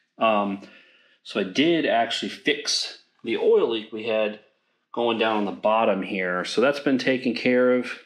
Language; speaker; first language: English; native; English